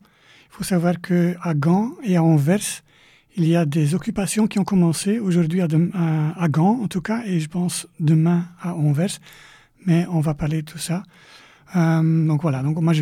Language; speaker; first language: French; native; French